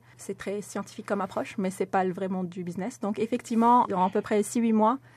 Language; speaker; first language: French; non-native, local second language; Arabic